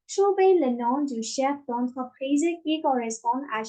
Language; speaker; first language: French; non-native, fluent; Burmese